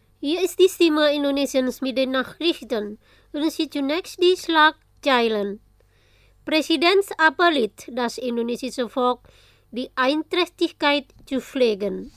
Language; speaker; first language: German; non-native, fluent; Indonesian